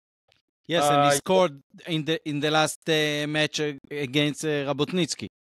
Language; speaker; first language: English; non-native, fluent; Hebrew